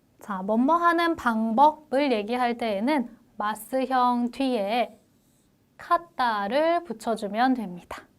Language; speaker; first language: Korean; native; Korean